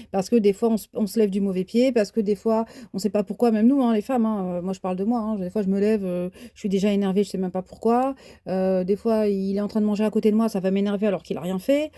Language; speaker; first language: French; native; French